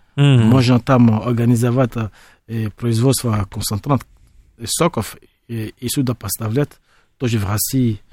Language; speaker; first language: Russian; non-native, fluent; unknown